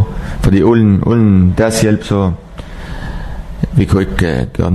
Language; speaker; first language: Danish; non-native, learner; Arabic